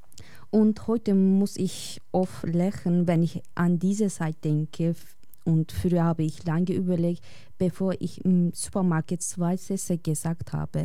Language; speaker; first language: German; non-native, fluent; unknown